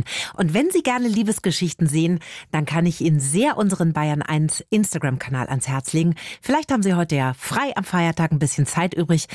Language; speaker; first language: German; native; German